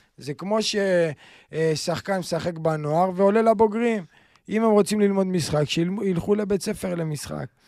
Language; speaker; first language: Hebrew; native; Hebrew